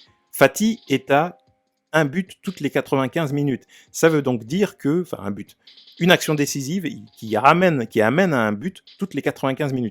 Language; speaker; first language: French; native; French